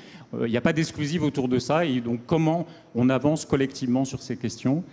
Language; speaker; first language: French; native; French